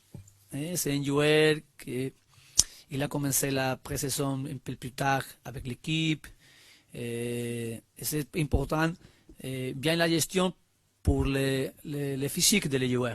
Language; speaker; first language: French; non-native, learner; Spanish